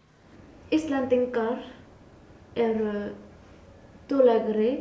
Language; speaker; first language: Icelandic; non-native, learner; Vietnamese